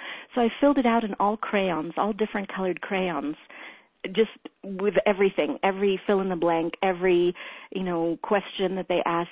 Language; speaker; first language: English; early bilingual, other home language; Hebrew